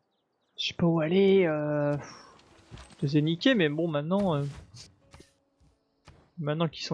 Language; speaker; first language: French; native; French